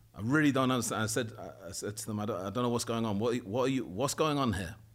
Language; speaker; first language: English; native; English